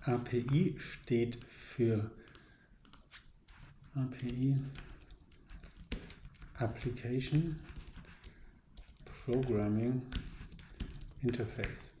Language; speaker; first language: German; native; German